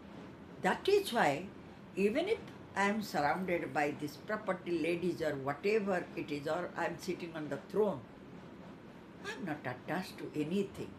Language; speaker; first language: English; non-native, local second language; Odia